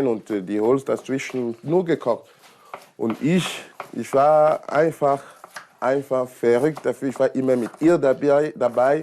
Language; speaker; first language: German; non-native, learner; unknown